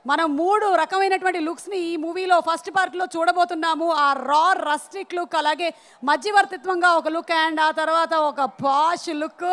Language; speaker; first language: Telugu; native; Telugu